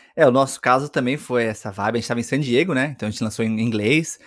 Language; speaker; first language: Portuguese; native; Portuguese